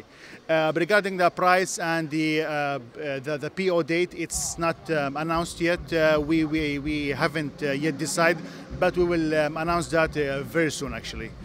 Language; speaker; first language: English; non-native, fluent; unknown